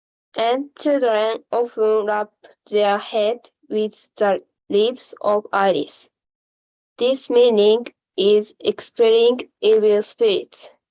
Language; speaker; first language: English; non-native, learner; Japanese